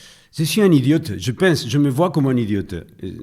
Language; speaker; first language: French; non-native, fluent; Spanish